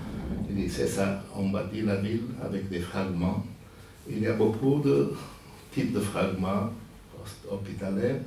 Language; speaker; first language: French; non-native, fluent; Portuguese